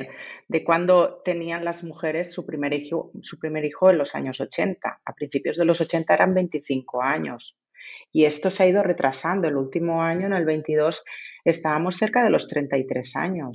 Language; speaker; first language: Spanish; native; Spanish